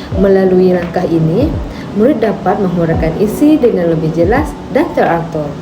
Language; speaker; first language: Malay; non-native, local second language; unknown